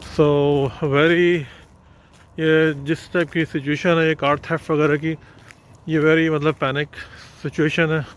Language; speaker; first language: Urdu; native; Urdu